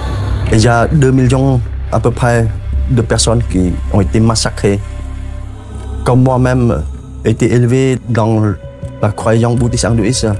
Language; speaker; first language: French; non-native, fluent; Khmer